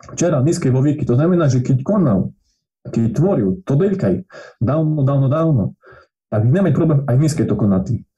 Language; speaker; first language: Slovak; non-native, local second language; Rusyn